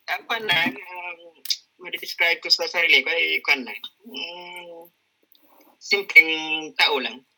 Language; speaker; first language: Filipino; non-native, local second language; Hiligaynon